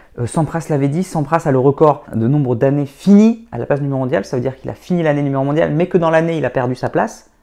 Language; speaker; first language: French; native; French